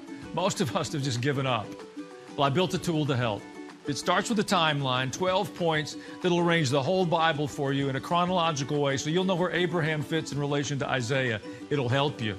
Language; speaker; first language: English; native; English